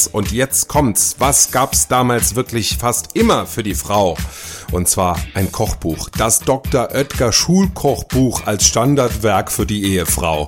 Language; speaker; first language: German; native; German